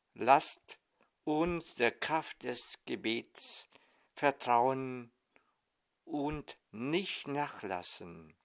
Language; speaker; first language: German; non-native, fluent; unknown